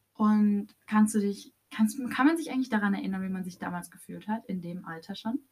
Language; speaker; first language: German; early bilingual, other home language; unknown